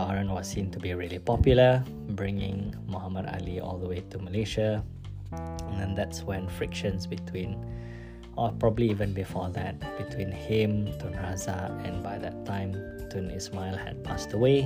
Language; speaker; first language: English; non-native, local second language; Malay